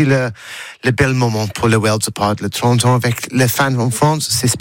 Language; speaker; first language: French; non-native, learner; English